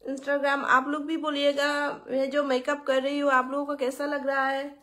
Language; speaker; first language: Hindi; non-native, local second language; Bangla